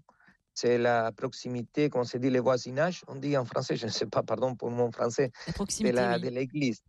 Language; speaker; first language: French; non-native, fluent; Spanish